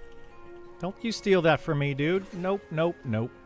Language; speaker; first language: English; native; English